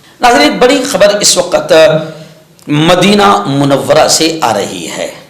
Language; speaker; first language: Urdu; native; Urdu